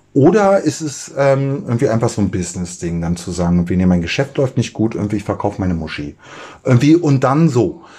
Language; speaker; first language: German; native; German